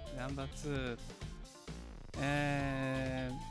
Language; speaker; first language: English; non-native, learner; Japanese